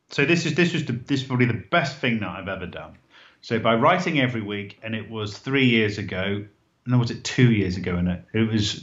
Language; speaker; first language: English; native; English